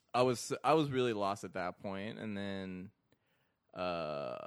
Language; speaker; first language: English; early bilingual, other home language; Arabic